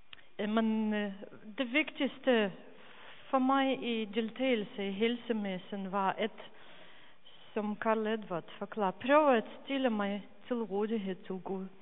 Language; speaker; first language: Danish; non-native, fluent; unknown